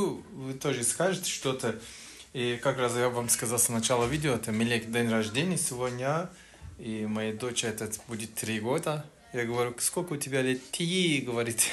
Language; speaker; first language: Russian; non-native, learner; Turkish